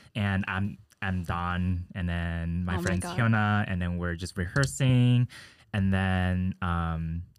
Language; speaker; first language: English; early bilingual, other home language; Chinese